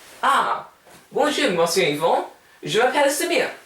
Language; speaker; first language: French; non-native, learner; English